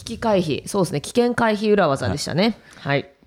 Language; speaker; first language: Japanese; native; Japanese